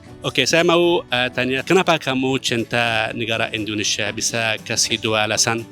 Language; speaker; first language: Indonesian; non-native, fluent; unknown